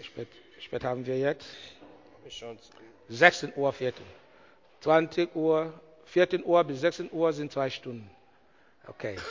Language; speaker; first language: German; non-native, learner; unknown